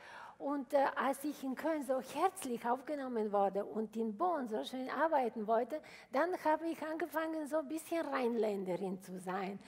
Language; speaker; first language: German; non-native, fluent; Bulgarian